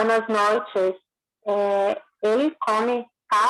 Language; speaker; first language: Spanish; non-native, learner; Portuguese